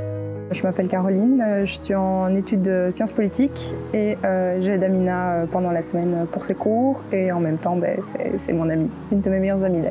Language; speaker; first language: French; native; French